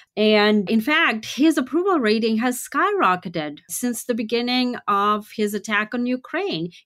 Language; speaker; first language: English; non-native, fluent; Russian